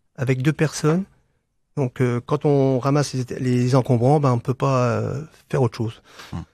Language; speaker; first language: French; native; French